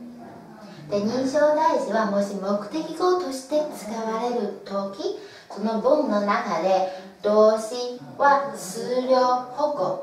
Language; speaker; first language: Japanese; non-native, fluent; Chinese